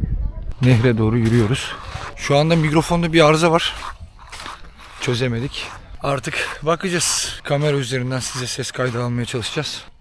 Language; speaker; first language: Turkish; native; Turkish